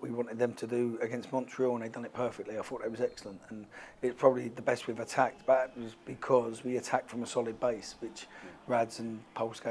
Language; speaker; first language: English; native; English